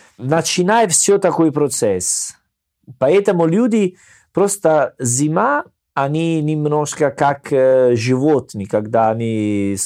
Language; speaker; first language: Russian; non-native, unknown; Italian